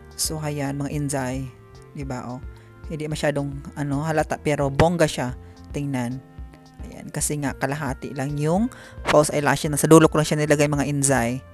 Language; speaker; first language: Filipino; non-native, local second language; Cebuano